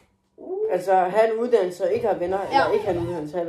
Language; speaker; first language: Danish; native; Danish